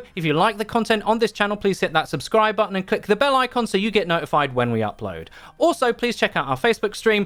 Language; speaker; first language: English; native; English